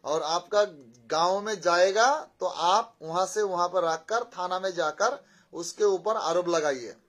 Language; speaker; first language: Hindi; non-native, local second language; Bangla